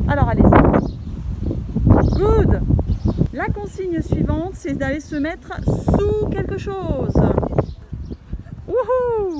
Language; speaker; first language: French; native; French